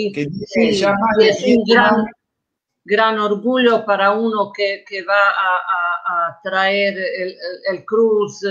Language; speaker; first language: Spanish; non-native, fluent; Croatian